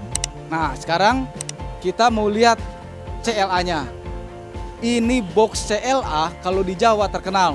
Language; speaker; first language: Indonesian; native; Indonesian